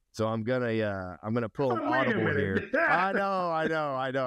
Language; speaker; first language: English; native; English